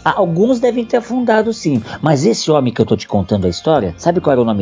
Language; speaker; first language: Portuguese; native; Portuguese